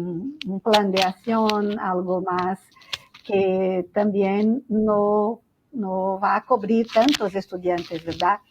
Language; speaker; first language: Spanish; non-native, fluent; Portuguese